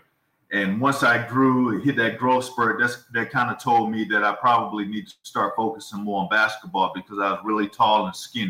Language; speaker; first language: English; native; English